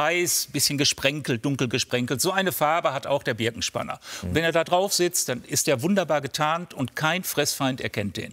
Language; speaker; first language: German; native; German